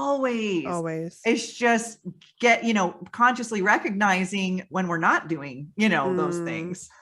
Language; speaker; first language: English; native; English